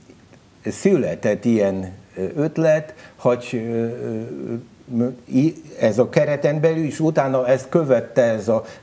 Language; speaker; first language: Hungarian; non-native, learner; Polish